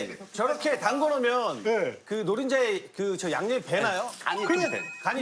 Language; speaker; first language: Korean; native; Korean